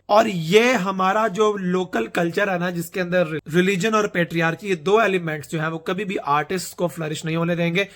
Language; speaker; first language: Urdu; native; Urdu